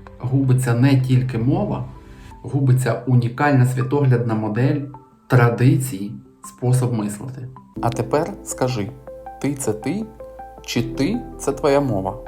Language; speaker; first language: Ukrainian; native; Ukrainian